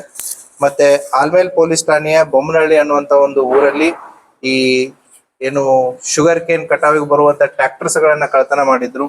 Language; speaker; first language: Kannada; native; Kannada